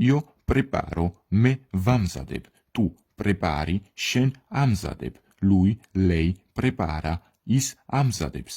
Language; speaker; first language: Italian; non-native, fluent; Georgian